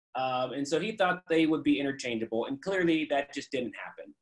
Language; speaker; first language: English; native; English